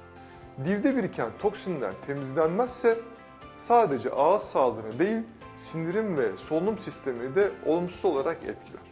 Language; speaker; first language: Turkish; native; Turkish